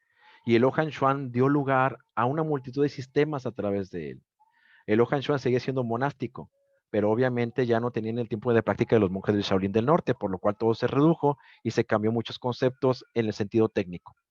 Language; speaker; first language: Spanish; native; Spanish